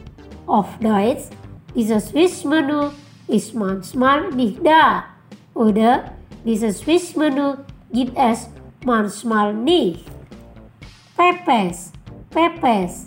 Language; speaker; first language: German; non-native, fluent; Indonesian